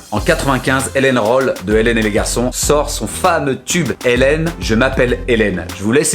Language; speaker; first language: French; native; French